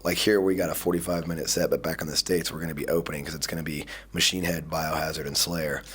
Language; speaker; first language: English; native; English